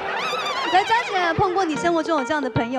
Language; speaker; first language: Chinese; native; Chinese